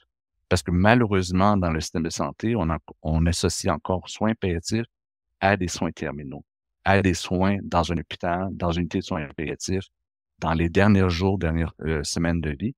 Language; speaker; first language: French; native; French